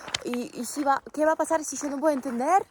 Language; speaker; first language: Spanish; non-native, fluent; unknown